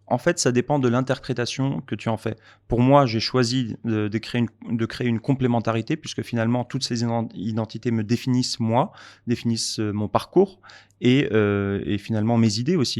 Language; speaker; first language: French; native; French